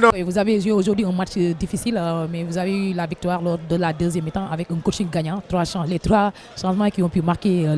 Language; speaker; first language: French; non-native, local second language; Wolof